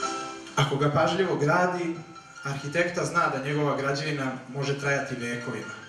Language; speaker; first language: Serbian; native; Serbian